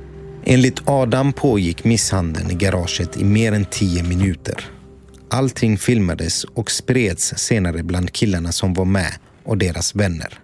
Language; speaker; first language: Swedish; native; Swedish